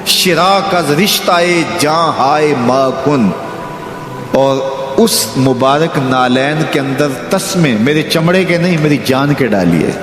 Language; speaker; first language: Urdu; non-native, local second language; Punjabi